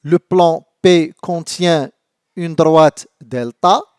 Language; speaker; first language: French; non-native, local second language; Arabic